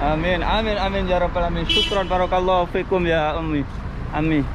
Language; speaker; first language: Arabic; non-native, learner; Indonesian